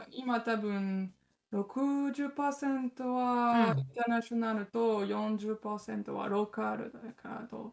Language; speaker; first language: Japanese; non-native, learner; French